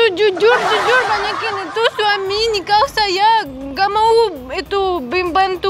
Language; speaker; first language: Indonesian; non-native, learner; Russian